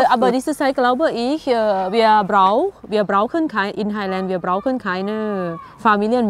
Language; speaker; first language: German; non-native, learner; Thai